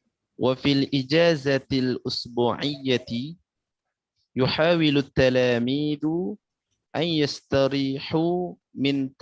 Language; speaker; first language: Arabic; non-native, learner; Indonesian